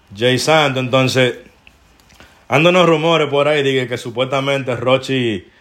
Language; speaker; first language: Spanish; early bilingual, heritage; Spanish